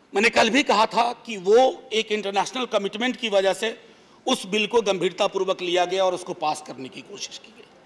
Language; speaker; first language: Hindi; native; Hindi